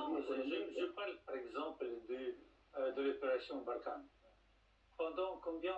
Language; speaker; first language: French; non-native, fluent; Russian